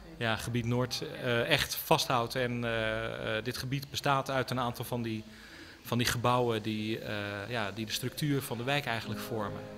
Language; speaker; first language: Dutch; native; Dutch